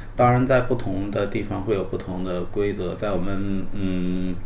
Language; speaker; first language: Chinese; native; Chinese